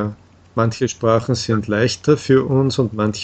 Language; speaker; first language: German; non-native, fluent; Russian